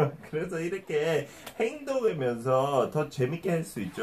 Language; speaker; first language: Korean; non-native, fluent; English